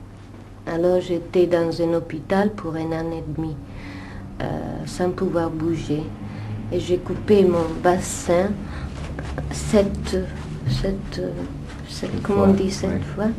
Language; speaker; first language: French; non-native, fluent; Italian